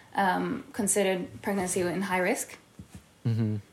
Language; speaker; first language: English; early bilingual, heritage; Hebrew